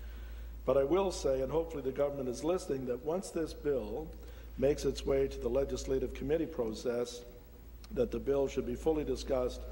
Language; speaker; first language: English; native; English